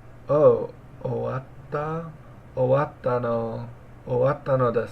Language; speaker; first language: Japanese; non-native, learner; English